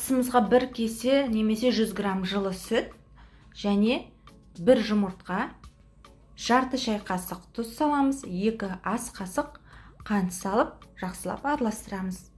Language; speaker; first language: Kazakh; native; Kazakh